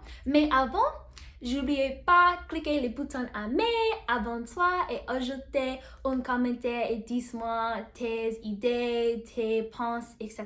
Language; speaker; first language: French; non-native, learner; English